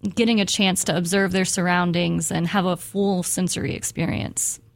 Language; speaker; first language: English; native; English